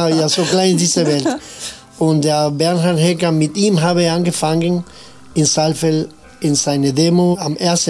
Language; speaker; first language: German; non-native, fluent; Spanish